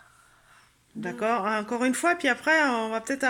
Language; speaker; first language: French; native; French